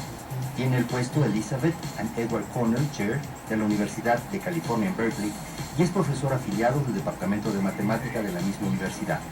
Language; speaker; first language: Spanish; native; Spanish